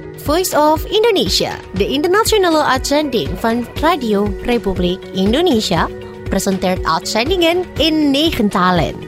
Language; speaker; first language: Dutch; non-native, fluent; Indonesian